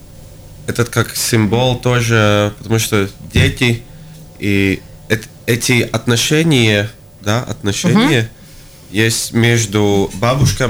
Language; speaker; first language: Russian; non-native, local second language; Latvian